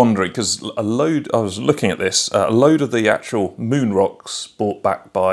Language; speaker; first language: English; native; English